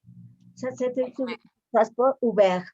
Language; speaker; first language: French; non-native, learner; Spanish